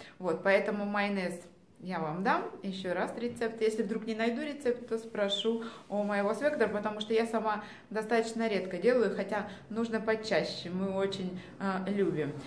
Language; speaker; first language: Russian; native; Russian